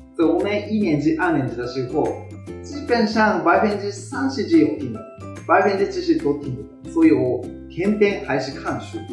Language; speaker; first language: Chinese; non-native, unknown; Japanese